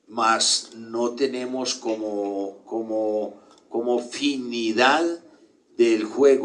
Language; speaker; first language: Spanish; native; Spanish